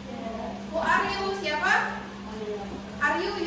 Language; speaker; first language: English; non-native, learner; Indonesian